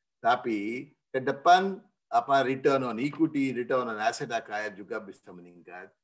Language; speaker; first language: Indonesian; non-native, fluent; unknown